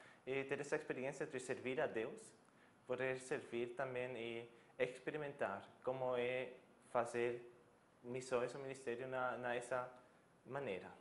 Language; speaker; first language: Portuguese; non-native, fluent; German